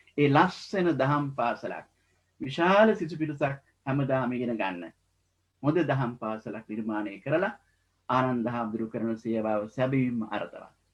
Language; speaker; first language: Sinhala; native; Sinhala